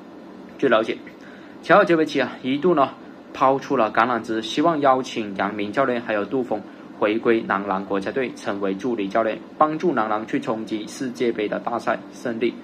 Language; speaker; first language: Chinese; native; Chinese